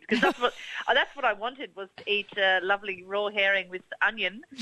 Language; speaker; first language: English; early bilingual, other home language; Dutch